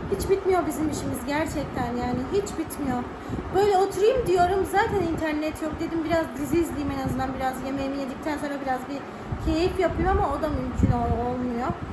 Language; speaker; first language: Turkish; native; Turkish